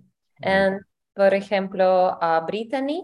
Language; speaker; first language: Spanish; non-native, learner; English